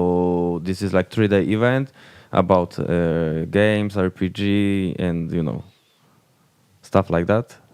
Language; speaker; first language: English; non-native, fluent; Polish